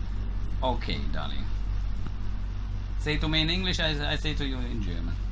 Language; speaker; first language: English; non-native, learner; German